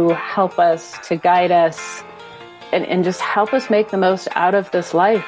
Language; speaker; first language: English; native; English